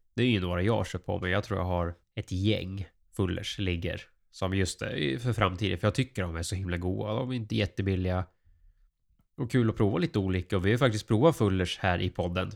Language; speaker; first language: Swedish; native; Swedish